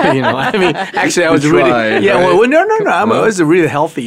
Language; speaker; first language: English; non-native, learner; Japanese